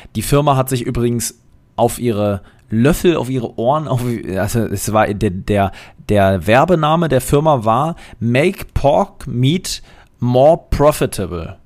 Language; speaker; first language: German; non-native, fluent; Polish